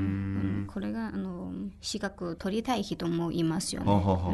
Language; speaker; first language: Japanese; non-native, learner; Chinese